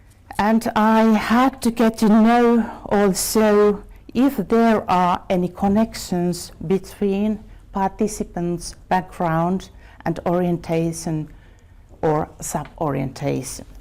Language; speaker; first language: English; non-native, fluent; Finnish